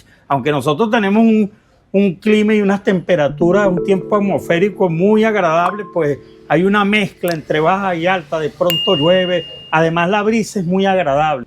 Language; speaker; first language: Spanish; native; Spanish